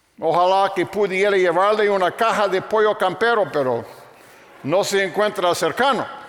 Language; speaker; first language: Spanish; non-native, fluent; English